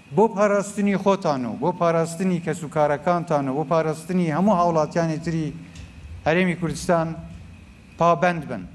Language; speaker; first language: Central Kurdish; non-native, local second language; Kurdish